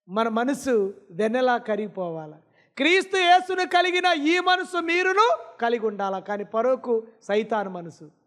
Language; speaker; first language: Telugu; non-native, local second language; Lambadi